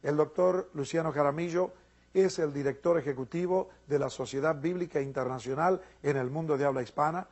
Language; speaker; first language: Spanish; native; Spanish